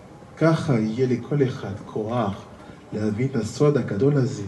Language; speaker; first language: Hebrew; non-native, learner; French